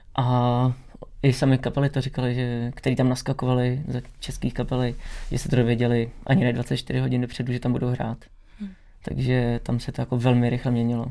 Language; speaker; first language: Czech; native; Czech